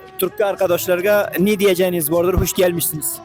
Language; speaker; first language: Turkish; non-native, learner; Uzbek